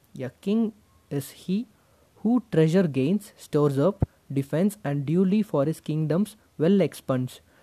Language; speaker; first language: English; non-native, local second language; Tamil